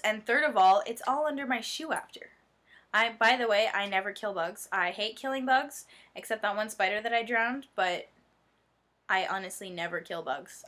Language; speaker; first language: English; native; English